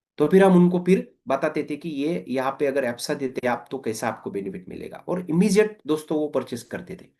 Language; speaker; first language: Hindi; non-native, local second language; Marathi